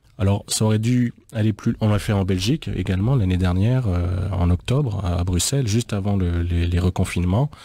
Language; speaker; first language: French; native; French